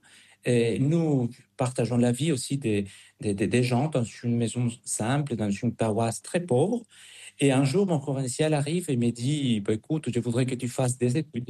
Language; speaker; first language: French; non-native, fluent; Spanish